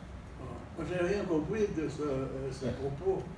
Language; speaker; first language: French; non-native, local second language; Haitian Creole